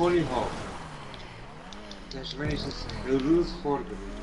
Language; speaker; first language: German; non-native, learner; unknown